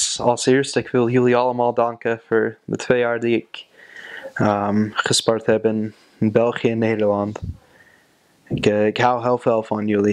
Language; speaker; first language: Dutch; non-native, fluent; English